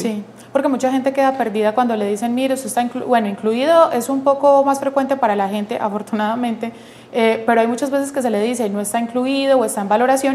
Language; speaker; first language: Spanish; native; Spanish